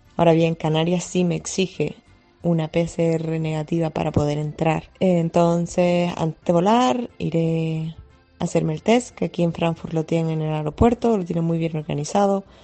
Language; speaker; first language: Spanish; native; Spanish